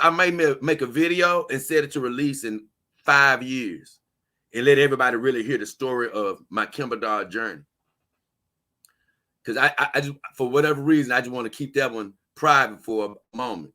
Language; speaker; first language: English; native; English